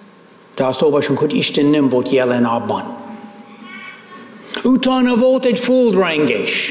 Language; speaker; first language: Hungarian; non-native, fluent; English